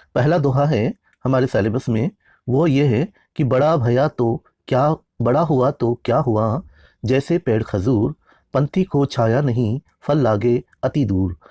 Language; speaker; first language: Hindi; native; Hindi